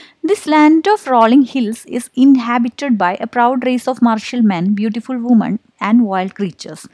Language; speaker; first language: English; non-native, local second language; Malayalam